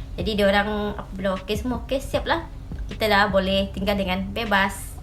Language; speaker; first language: Malay; native; Malay